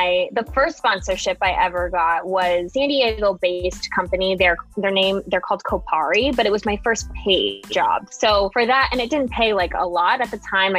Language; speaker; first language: English; native; English